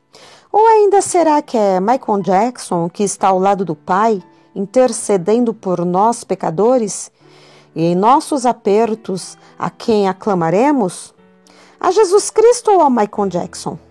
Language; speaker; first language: Portuguese; native; Portuguese